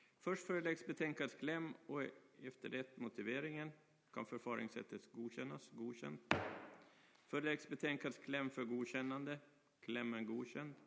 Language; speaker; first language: Swedish; native; Swedish